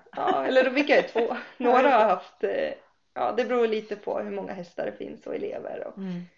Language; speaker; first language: Swedish; native; Swedish